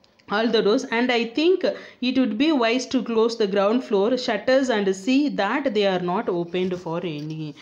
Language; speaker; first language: English; non-native, local second language; Tamil